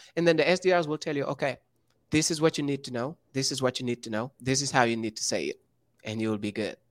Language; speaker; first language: English; non-native, fluent; Wolof